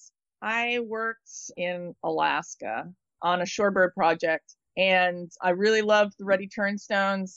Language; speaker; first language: English; native; English